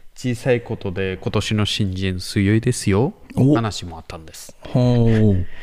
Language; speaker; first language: Japanese; non-native, learner; Bangla